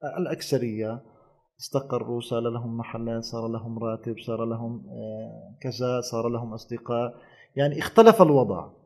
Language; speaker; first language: Arabic; non-native, fluent; Turkish